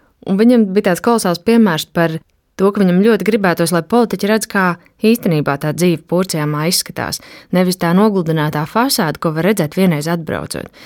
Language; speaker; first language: Latvian; native; Latvian